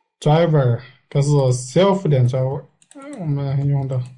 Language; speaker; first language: Chinese; native; Chinese